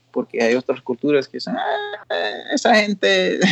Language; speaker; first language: Spanish; early bilingual, heritage; Spanish